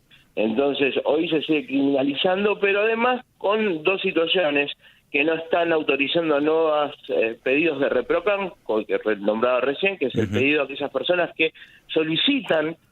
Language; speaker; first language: Spanish; native; Spanish